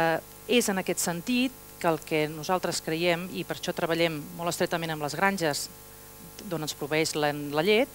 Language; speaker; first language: Catalan; native; Catalan